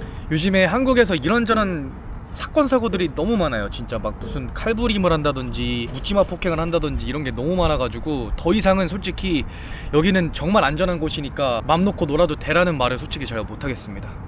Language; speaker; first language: Korean; native; Korean